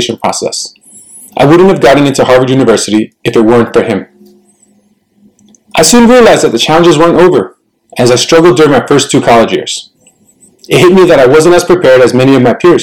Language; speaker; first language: English; early bilingual, other home language; Spanish